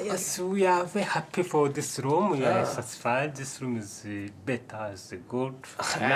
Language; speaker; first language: English; non-native, local second language; Arabic